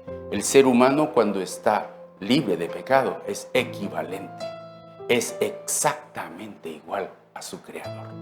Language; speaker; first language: Spanish; native; Spanish